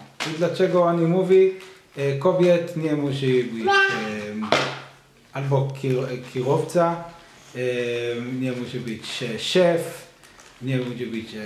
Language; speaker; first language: Polish; non-native, learner; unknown